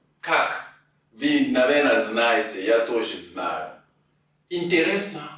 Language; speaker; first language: Russian; non-native, fluent; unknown